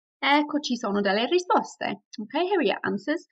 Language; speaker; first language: Italian; non-native, fluent; English